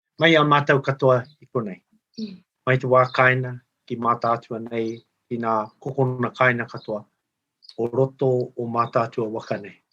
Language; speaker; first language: Māori; native; Māori